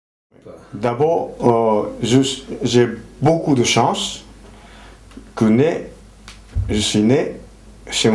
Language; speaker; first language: French; non-native, fluent; Japanese